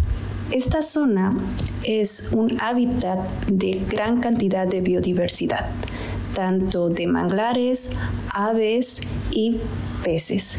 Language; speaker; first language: Spanish; native; Spanish